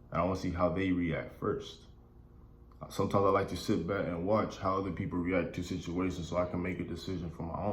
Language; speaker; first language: English; native; English